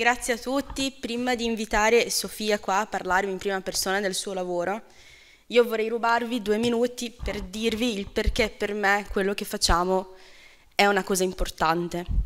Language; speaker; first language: Italian; non-native, fluent; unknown